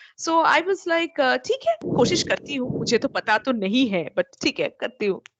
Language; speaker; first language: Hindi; non-native, local second language; Bangla